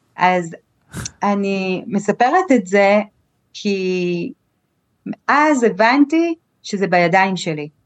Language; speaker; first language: Hebrew; native; Hebrew